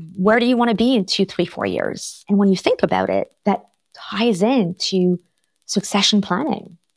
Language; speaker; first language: English; non-native, fluent; French